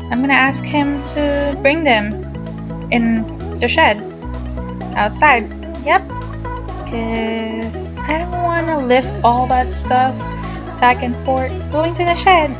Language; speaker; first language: English; non-native, local second language; Filipino